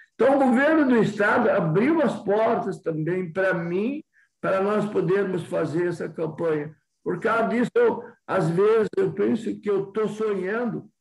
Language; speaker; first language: Portuguese; native; Portuguese